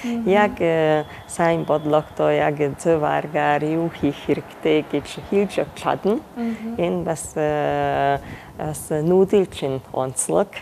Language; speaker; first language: Mongolian; non-native, fluent; Hungarian